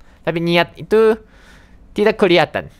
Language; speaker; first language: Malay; non-native, fluent; Japanese